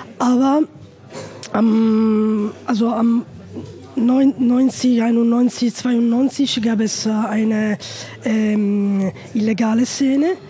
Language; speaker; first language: German; non-native, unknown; Italian